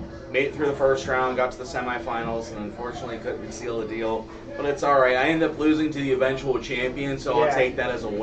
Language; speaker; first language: English; native; English